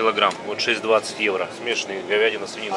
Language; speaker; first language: Russian; native; Russian